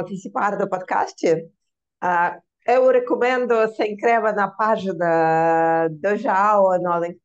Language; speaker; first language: Portuguese; non-native, learner; Russian